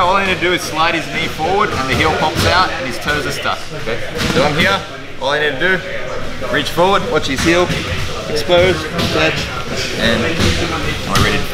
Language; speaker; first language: English; native; English